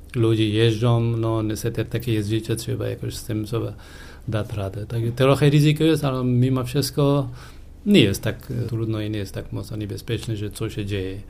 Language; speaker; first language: Polish; non-native, fluent; Persian